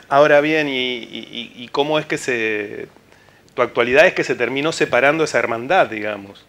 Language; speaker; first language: Spanish; native; Spanish